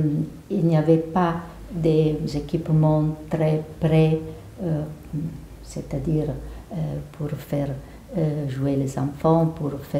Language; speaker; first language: French; non-native, fluent; Italian